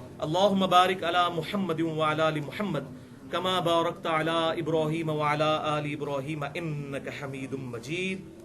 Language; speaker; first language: Urdu; non-native, local second language; Punjabi